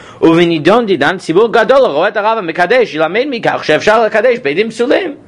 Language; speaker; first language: Hebrew; non-native, fluent; English